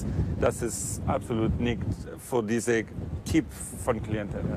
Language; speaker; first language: German; non-native, fluent; Italian